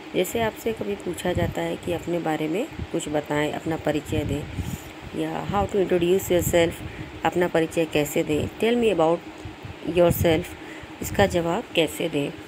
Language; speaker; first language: Hindi; native; Hindi